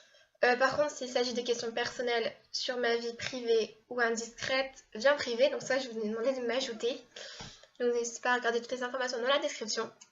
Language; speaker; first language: French; native; French